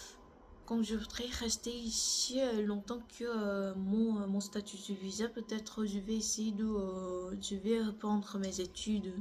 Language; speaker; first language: French; non-native, learner; Korean